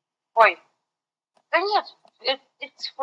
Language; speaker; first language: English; non-native, learner; Russian